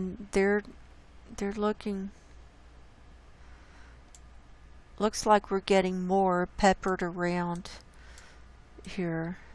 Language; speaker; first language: English; native; English